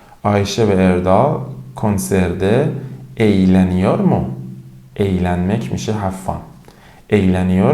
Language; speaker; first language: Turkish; non-native, fluent; Persian